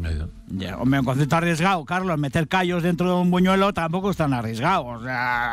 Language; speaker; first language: Spanish; native; Spanish